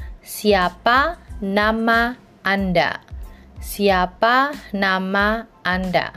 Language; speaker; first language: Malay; non-native, fluent; Chinese